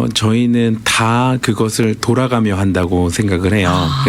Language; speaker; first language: Korean; native; Korean